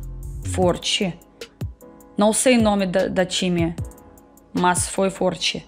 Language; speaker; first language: Portuguese; non-native, learner; Russian